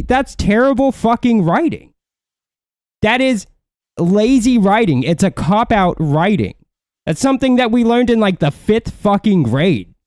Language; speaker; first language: English; native; English